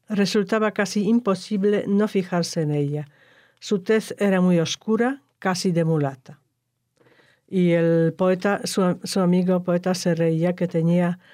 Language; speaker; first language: Spanish; non-native, fluent; Polish